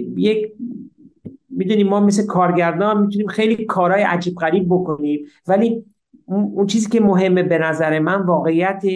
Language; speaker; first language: Persian; early bilingual, heritage; English